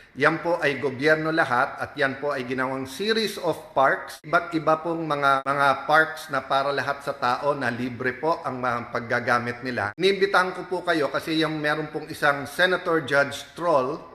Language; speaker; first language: Filipino; native; Filipino